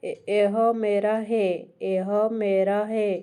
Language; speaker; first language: Hindi; non-native, local second language; Odia